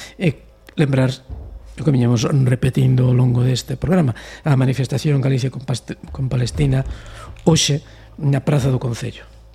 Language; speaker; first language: Galician; native; Galician